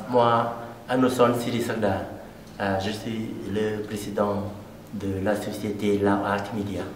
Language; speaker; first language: French; non-native, learner; Lao